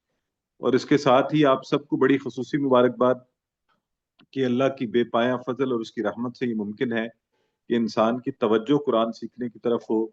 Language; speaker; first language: Urdu; native; Urdu